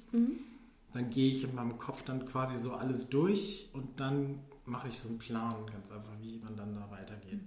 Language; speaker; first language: German; early bilingual, other home language; Filipino